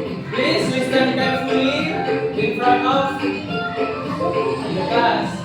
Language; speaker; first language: English; non-native, learner; Indonesian